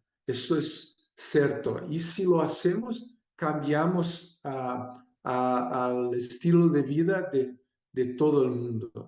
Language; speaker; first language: Spanish; non-native, fluent; Portuguese